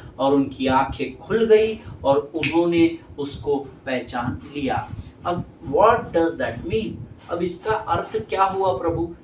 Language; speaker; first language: Hindi; non-native, local second language; Marathi